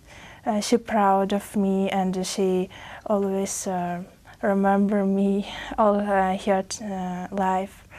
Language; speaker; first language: English; non-native, learner; Uzbek